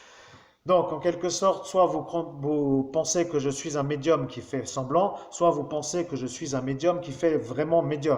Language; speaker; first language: French; native; French